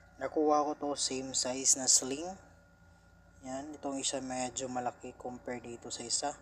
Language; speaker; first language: Filipino; native; Filipino